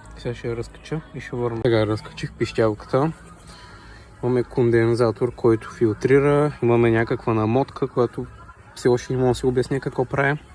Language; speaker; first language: Bulgarian; native; Bulgarian